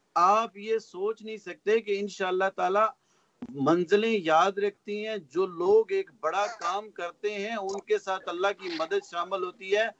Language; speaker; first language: Urdu; non-native, local second language; Punjabi